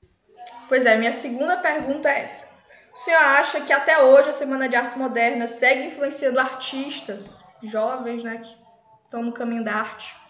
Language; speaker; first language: Portuguese; native; Portuguese